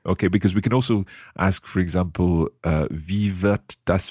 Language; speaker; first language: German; non-native, learner; English